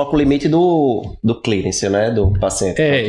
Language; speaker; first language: Portuguese; native; Portuguese